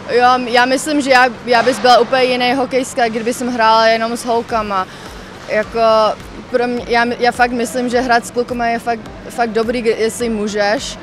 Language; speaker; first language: Czech; non-native, local second language; English